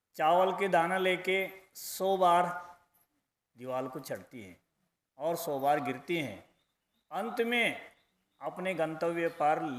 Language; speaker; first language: Hindi; non-native, local second language; Kannada